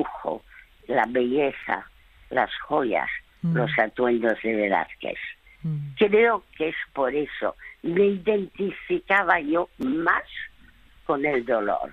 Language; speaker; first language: Spanish; early bilingual, other home language; French